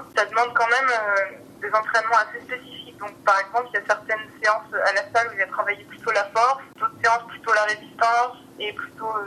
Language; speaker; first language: French; native; French